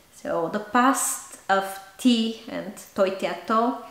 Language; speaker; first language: English; non-native, fluent; Bulgarian